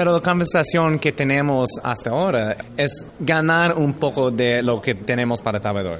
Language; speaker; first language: Spanish; early bilingual, heritage; English